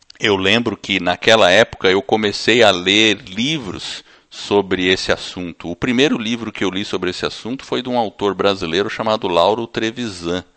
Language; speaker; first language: Portuguese; early bilingual, other home language; English